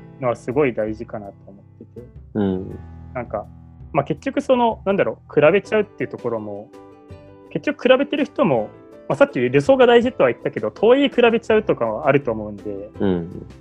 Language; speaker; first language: Japanese; native; Japanese